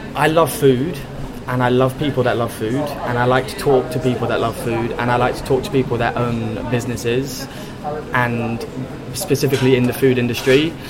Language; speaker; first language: English; native; English